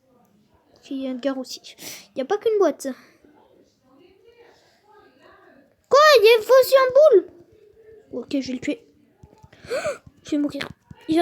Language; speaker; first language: French; native; French